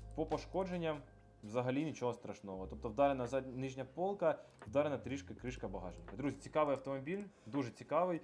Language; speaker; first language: Ukrainian; non-native, local second language; Russian